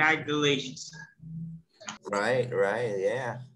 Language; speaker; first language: English; non-native, fluent; Spanish